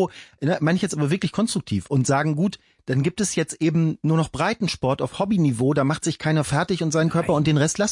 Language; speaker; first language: German; native; German